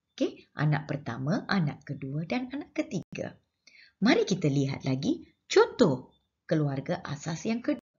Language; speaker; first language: Malay; non-native, local second language; Tamil